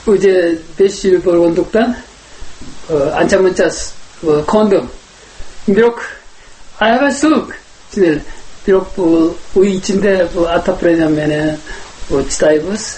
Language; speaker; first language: Kyrgyz; non-native, learner; Korean